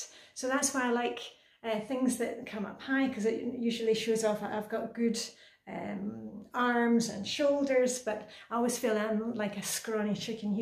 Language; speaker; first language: English; native; English